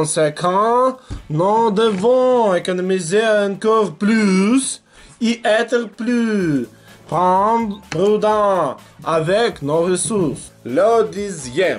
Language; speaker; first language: French; non-native, learner; Russian